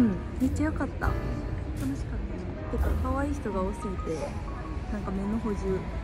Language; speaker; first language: Japanese; native; Japanese